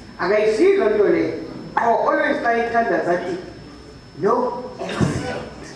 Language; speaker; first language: Zulu; non-native, local second language; Xhosa